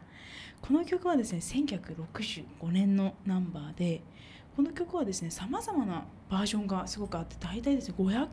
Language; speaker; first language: Japanese; native; Japanese